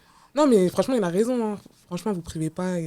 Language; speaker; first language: French; native; French